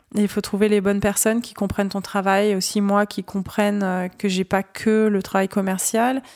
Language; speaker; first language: French; native; French